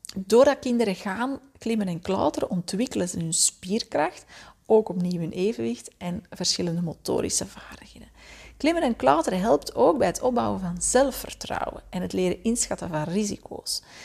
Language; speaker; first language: Dutch; native; Dutch